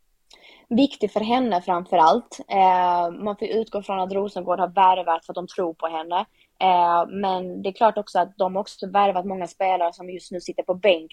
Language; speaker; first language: Swedish; native; Swedish